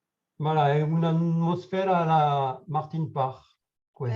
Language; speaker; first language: Italian; non-native, learner; French